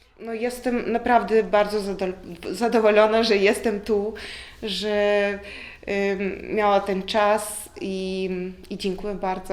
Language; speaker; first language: Polish; non-native, learner; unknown